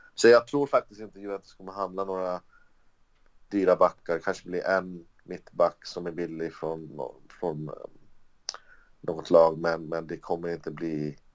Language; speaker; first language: Swedish; early bilingual, other home language; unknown